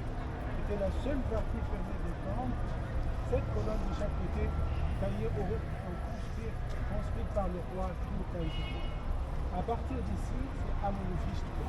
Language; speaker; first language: French; non-native, fluent; Arabic